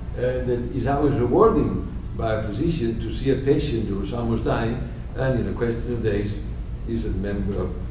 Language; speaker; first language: English; non-native, fluent; Spanish